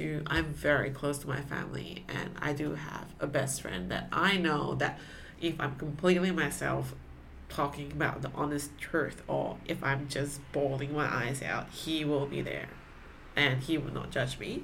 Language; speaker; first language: English; non-native, local second language; Chinese